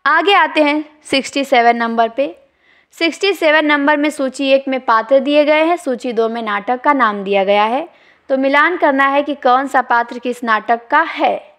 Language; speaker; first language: Hindi; native; Hindi